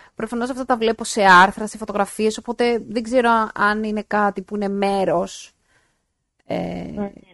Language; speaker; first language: Greek; native; Greek